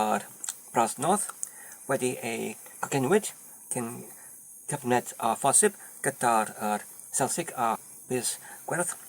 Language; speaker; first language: Welsh; non-native, learner; English